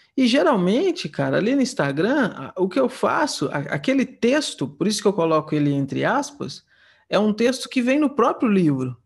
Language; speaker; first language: Portuguese; native; Portuguese